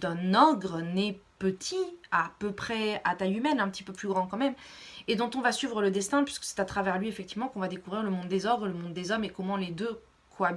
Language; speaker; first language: French; native; French